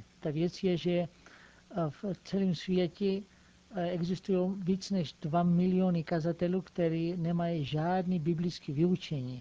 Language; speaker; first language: Czech; non-native, fluent; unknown